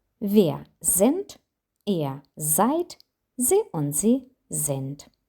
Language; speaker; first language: German; non-native, fluent; Ukrainian